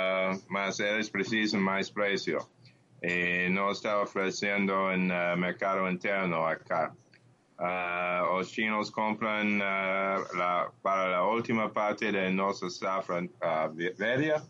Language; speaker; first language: Portuguese; non-native, learner; English